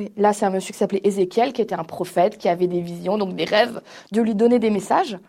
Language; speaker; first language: French; native; French